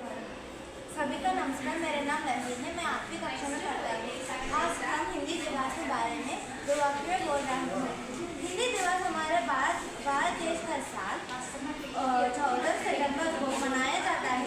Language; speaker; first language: Hindi; non-native, local second language; Telugu